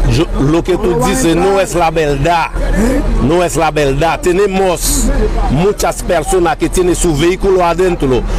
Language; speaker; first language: Spanish; non-native, local second language; Haitian Creole